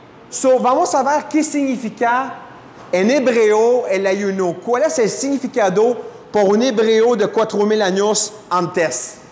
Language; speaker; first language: Spanish; non-native, fluent; French